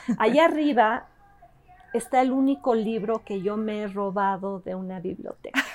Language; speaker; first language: Spanish; early bilingual, other home language; English